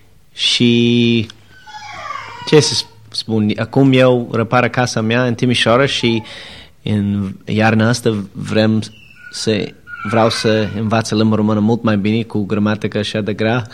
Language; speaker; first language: Romanian; non-native, learner; English